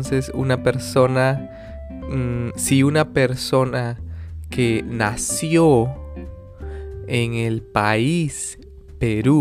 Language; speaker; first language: Spanish; early bilingual, other home language; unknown